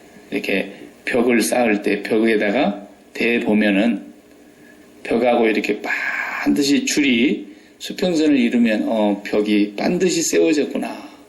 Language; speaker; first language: Korean; native; Korean